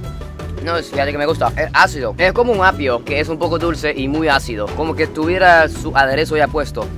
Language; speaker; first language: Spanish; non-native, fluent; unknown